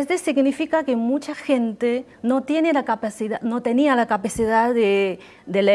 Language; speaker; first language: Spanish; non-native, fluent; Chinese